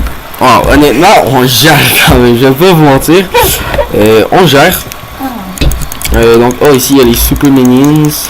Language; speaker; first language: French; native; French